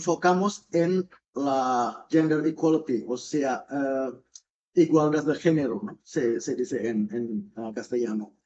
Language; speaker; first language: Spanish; non-native, fluent; Indonesian